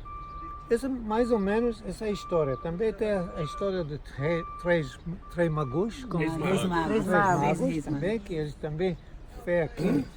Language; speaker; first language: Portuguese; non-native, fluent; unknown